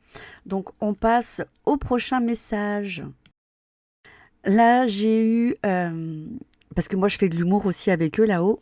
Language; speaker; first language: French; native; French